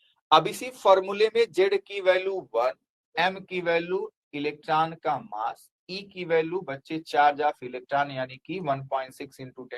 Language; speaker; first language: Hindi; native; Hindi